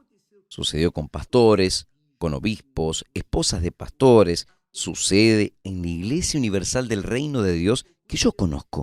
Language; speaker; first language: Spanish; non-native, fluent; Portuguese